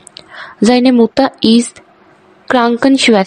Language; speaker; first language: German; non-native, learner; Urdu